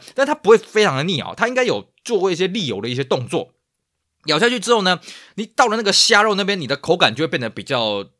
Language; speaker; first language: Chinese; native; Chinese